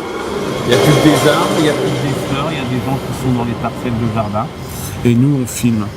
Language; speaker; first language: French; native; French